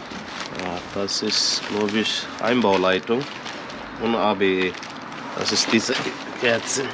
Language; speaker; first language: German; non-native, learner; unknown